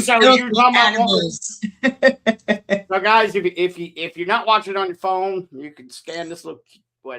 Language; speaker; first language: English; native; English